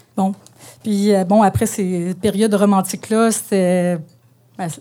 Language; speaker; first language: French; native; French